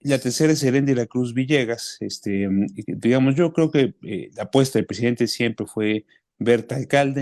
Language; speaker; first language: Spanish; native; Spanish